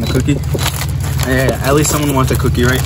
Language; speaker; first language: English; native; English